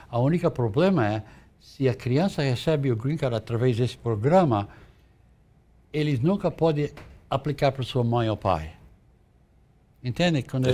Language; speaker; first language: Portuguese; non-native, fluent; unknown